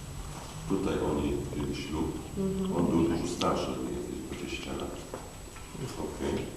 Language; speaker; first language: Polish; non-native, fluent; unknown